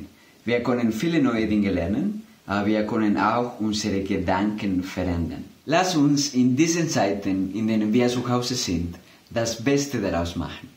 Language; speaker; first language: German; non-native, fluent; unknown